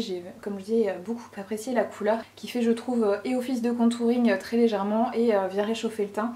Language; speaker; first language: French; native; French